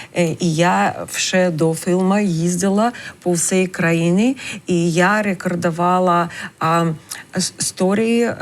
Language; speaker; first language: Ukrainian; non-native, learner; English